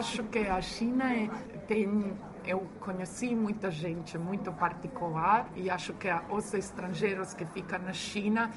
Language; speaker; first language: Portuguese; non-native, fluent; Croatian